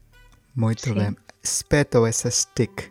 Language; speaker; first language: Portuguese; non-native, learner; Spanish